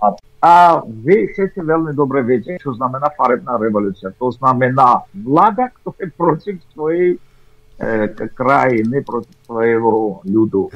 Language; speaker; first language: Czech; non-native, fluent; Armenian